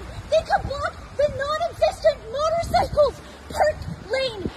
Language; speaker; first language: English; native; English